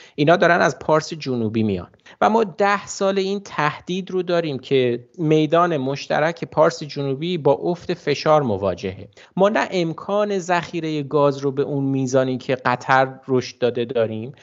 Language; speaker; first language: Persian; native; Persian